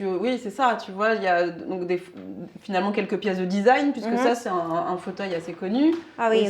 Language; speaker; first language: French; native; French